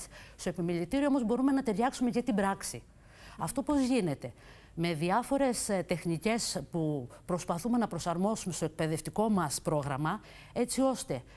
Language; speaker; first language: Greek; native; Greek